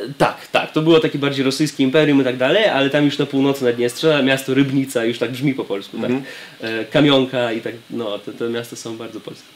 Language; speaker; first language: Polish; non-native, fluent; Russian